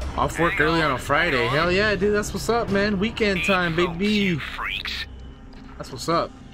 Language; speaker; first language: English; early bilingual, other home language; Spanish